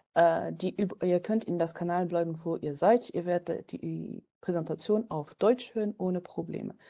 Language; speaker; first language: German; non-native, fluent; French